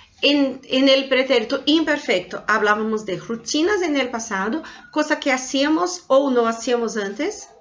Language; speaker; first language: Spanish; non-native, fluent; Portuguese